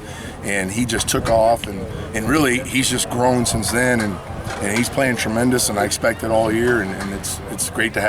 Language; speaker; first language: English; native; English